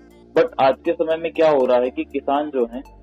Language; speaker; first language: Hindi; native; Hindi